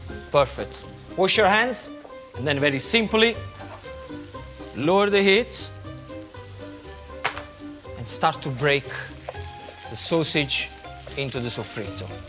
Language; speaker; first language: English; non-native, fluent; Italian